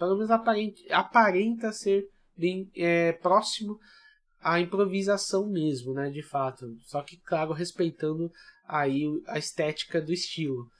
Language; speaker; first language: Portuguese; native; Portuguese